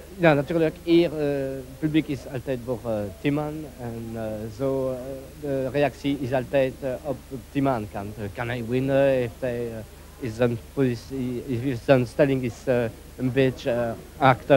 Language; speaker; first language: Dutch; non-native, local second language; French